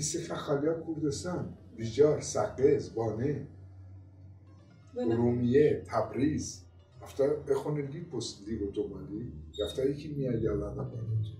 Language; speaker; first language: Greek; non-native, learner; Persian